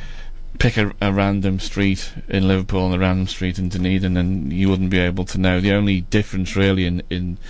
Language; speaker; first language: English; native; English